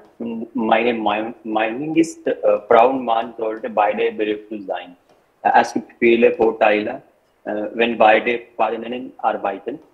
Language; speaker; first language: German; non-native, learner; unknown